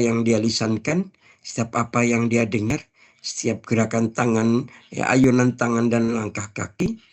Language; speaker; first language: Indonesian; native; Indonesian